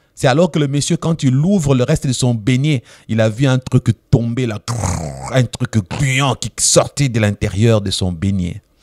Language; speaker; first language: French; non-native, local second language; Lingala